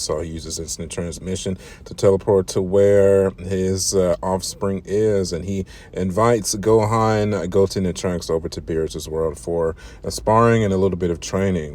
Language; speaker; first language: English; native; English